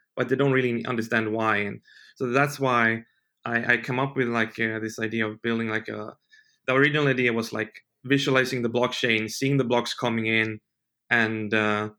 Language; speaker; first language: English; non-native, fluent; Swedish